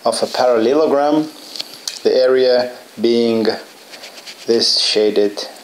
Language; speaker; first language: English; non-native, fluent; Lithuanian